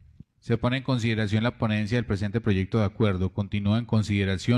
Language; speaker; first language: Spanish; native; Spanish